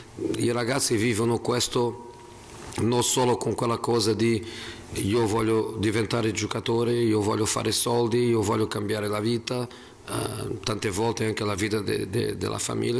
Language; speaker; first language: Italian; non-native, fluent; Portuguese